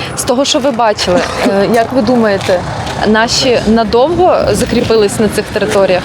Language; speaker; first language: Ukrainian; native; Ukrainian